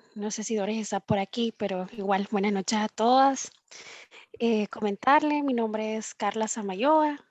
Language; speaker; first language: Spanish; native; Spanish